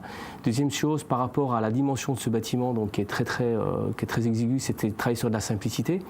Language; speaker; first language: French; native; French